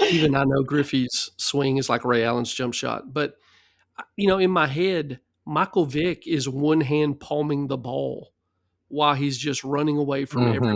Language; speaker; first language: English; native; English